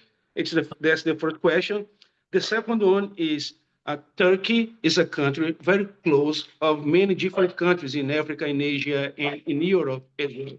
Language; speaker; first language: English; non-native, fluent; Portuguese